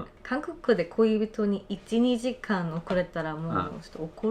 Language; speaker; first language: Japanese; non-native, fluent; Korean